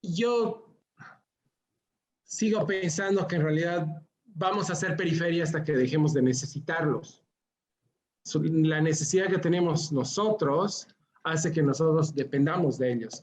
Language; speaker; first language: Spanish; native; Spanish